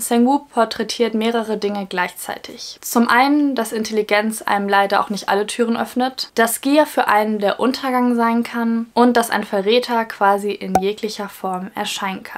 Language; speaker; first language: German; native; German